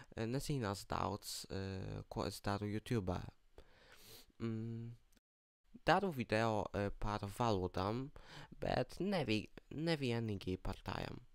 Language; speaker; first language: Latvian; non-native, learner; Polish